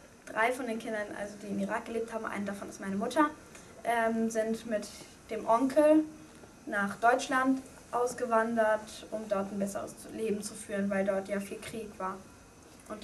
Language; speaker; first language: German; early bilingual, other home language; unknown